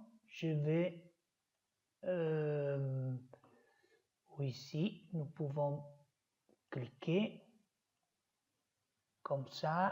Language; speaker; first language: French; non-native, learner; Italian